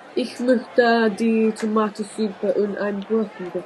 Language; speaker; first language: German; non-native, learner; English